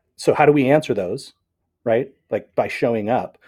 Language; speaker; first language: English; native; English